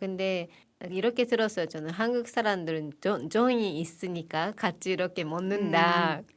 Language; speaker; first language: Korean; non-native, fluent; Japanese